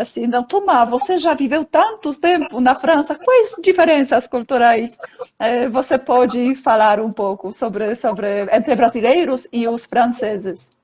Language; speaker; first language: Portuguese; non-native, fluent; Polish